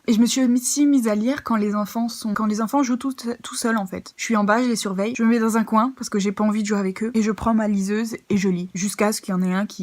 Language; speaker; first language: French; native; French